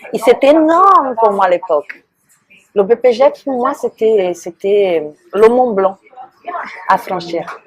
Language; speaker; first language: French; non-native, fluent; Portuguese